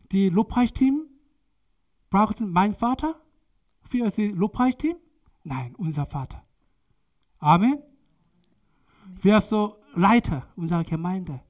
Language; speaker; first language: German; non-native, learner; Korean